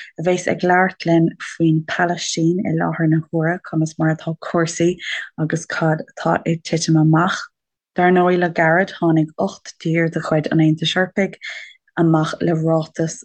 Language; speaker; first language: Irish; native; Irish